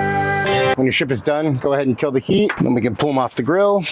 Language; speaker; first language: English; native; English